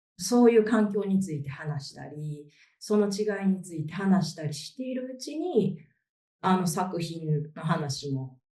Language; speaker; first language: Japanese; native; Japanese